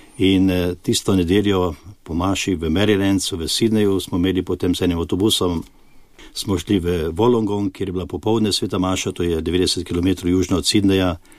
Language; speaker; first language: Slovenian; native; Slovenian